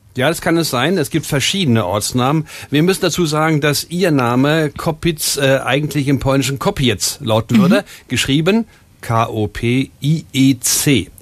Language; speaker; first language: German; native; German